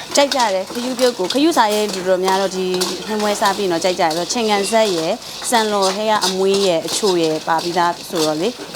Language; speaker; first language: Burmese; non-native, local second language; Western Kayah